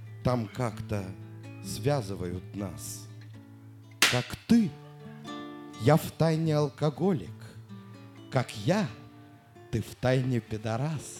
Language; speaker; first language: Russian; native; Russian